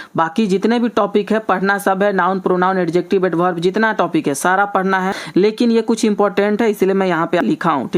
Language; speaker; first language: Hindi; native; Hindi